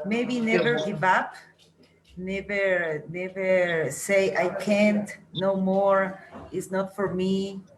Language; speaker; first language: English; non-native, learner; Spanish